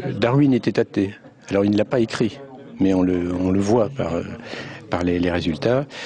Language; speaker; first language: French; native; French